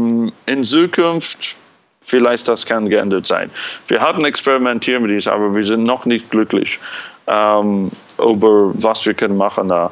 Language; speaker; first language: German; non-native, fluent; English